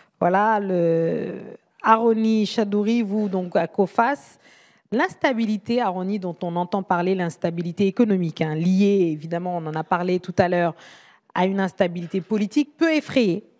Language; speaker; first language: French; native; French